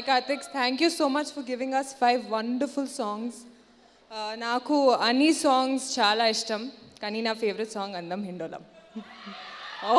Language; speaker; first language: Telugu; non-native, learner; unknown